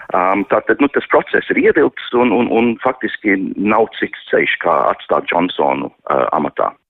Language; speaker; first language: Latvian; early bilingual, heritage; Latvian